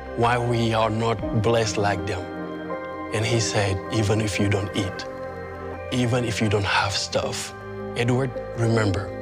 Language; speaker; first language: English; early bilingual, other home language; Wolof